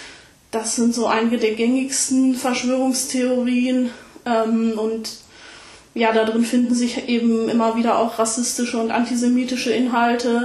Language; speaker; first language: German; native; German